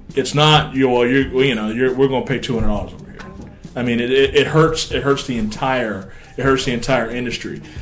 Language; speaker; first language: English; native; English